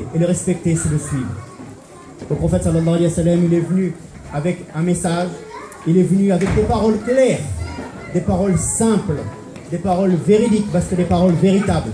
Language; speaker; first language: French; native; French